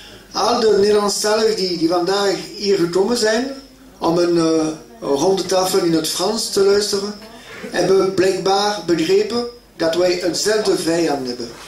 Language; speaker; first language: Dutch; non-native, local second language; French